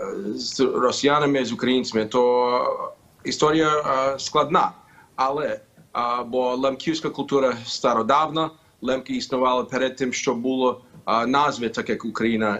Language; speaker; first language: Ukrainian; early bilingual, heritage; Ukrainian